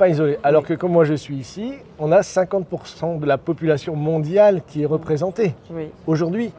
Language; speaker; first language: French; native; French